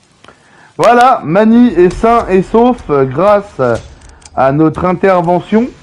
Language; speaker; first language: French; native; French